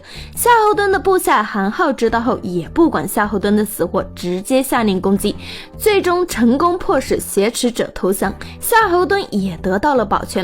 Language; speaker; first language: Chinese; native; Chinese